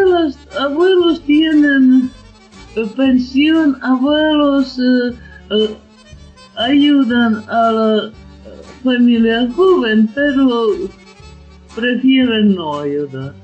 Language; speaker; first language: Spanish; non-native, learner; Ukrainian